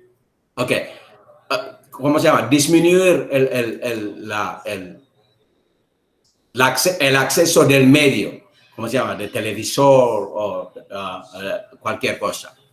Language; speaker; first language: Spanish; non-native, learner; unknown